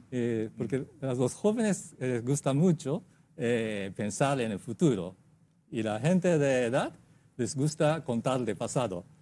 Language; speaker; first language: Spanish; non-native, fluent; Japanese